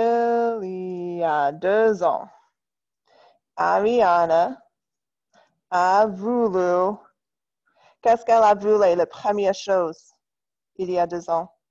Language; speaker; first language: French; non-native, fluent; English